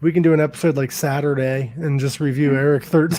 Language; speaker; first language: English; native; English